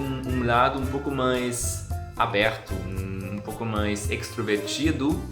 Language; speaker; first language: Portuguese; non-native, fluent; German